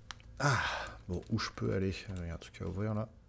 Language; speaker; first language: French; native; French